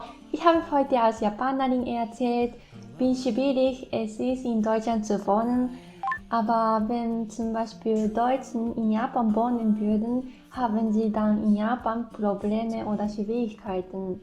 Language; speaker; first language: German; non-native, fluent; Japanese